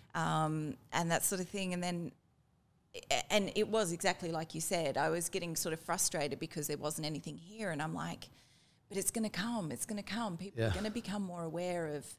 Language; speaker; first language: English; native; English